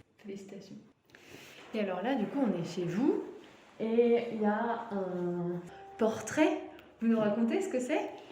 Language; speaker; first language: French; native; French